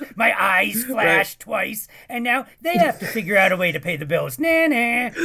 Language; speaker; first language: English; native; English